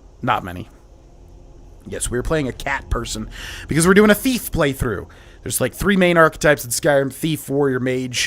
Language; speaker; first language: English; native; English